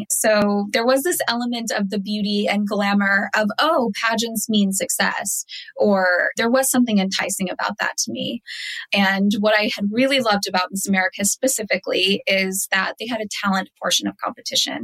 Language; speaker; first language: English; early bilingual, other home language; Telugu